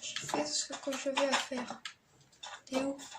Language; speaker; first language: French; native; French